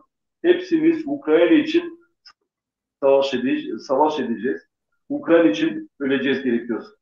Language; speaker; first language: Turkish; non-native, local second language; Gagauz